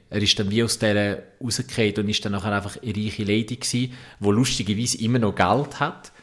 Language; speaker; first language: German; native; German